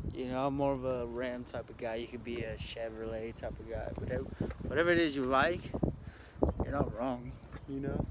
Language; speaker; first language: English; native; English